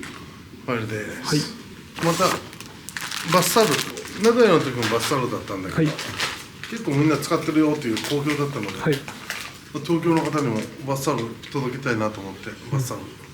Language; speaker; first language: Japanese; native; Japanese